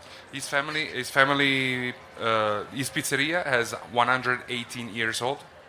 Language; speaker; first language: English; non-native, fluent; Italian